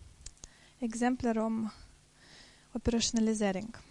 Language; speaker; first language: Norwegian; non-native, fluent; Dutch